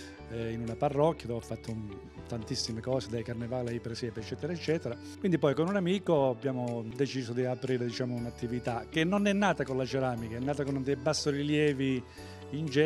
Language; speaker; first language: Italian; native; Italian